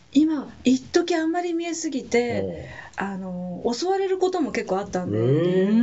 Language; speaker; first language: Japanese; native; Japanese